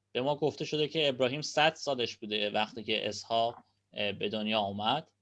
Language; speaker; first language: Persian; native; Persian